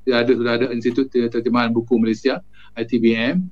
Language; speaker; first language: Malay; native; Malay